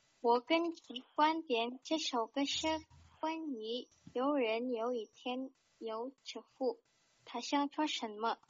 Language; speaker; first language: Chinese; non-native, learner; Indonesian